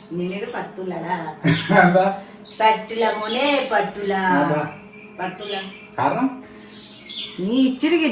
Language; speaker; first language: Malayalam; non-native, fluent; Nepali